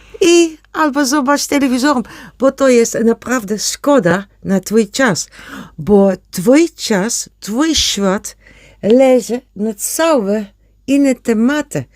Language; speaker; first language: Polish; non-native, learner; Dutch